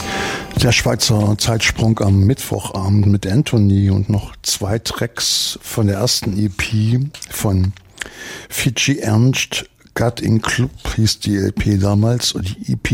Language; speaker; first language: German; native; German